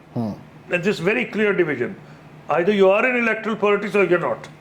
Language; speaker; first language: English; non-native, local second language; Punjabi